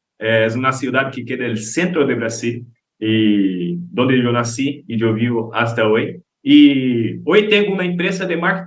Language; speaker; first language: Spanish; non-native, learner; Portuguese